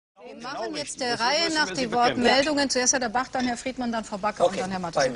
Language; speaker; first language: German; native; German